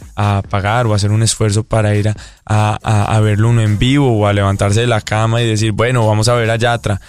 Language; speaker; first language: Spanish; native; Spanish